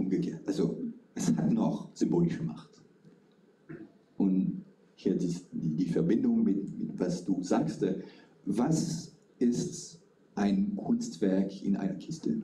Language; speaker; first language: German; non-native, fluent; French